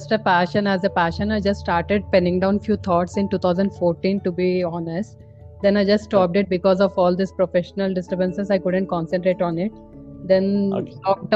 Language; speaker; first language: English; non-native, local second language; Telugu